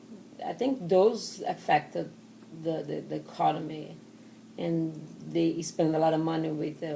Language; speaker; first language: English; non-native, learner; Portuguese